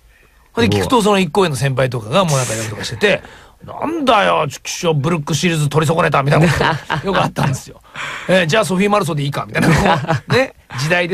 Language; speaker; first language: Japanese; native; Japanese